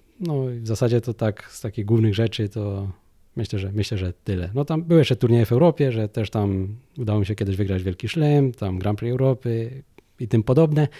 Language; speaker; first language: Polish; native; Polish